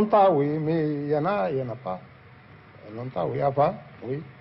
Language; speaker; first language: French; non-native, learner; Arabic